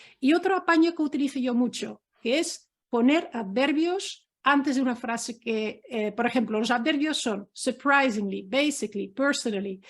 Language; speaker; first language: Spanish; non-native, fluent; Dutch